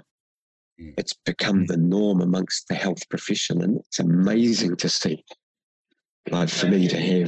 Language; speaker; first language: English; non-native, local second language; Māori